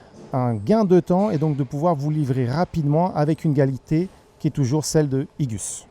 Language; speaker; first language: French; native; French